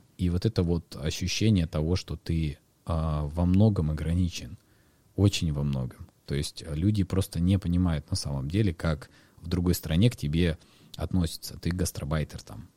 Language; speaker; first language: Russian; native; Russian